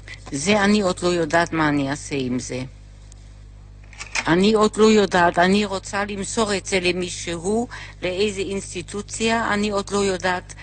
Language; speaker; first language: Hebrew; non-native, fluent; German